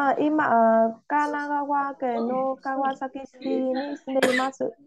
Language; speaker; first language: Japanese; non-native, learner; Vietnamese